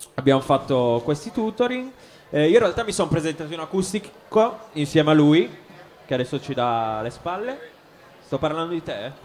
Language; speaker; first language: Italian; native; Italian